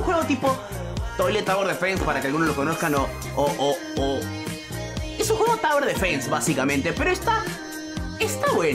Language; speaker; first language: Spanish; native; Spanish